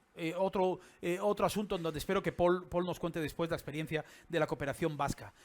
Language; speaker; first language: Spanish; native; Spanish